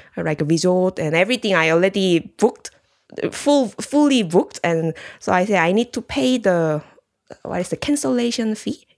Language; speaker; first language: English; non-native, learner; Korean